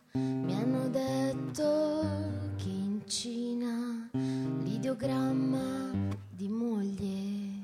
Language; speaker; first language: Italian; native; Italian